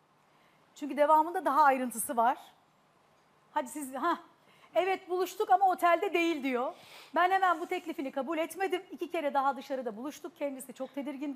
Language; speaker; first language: Turkish; native; Turkish